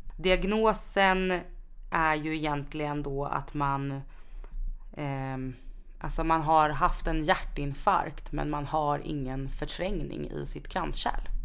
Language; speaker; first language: Swedish; native; Swedish